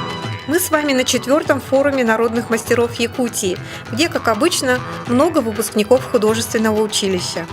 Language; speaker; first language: Russian; native; Russian